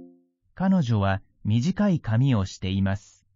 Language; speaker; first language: Japanese; non-native, learner; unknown